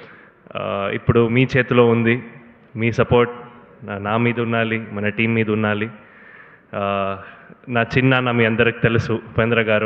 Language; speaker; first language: Telugu; non-native, learner; Kannada